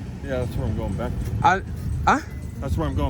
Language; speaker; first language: English; native; English